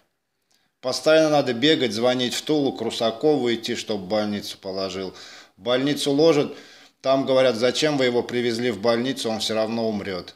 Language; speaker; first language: Russian; native; Russian